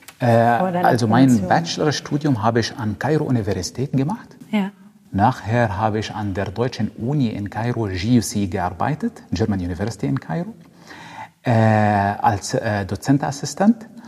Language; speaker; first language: German; non-native, fluent; Arabic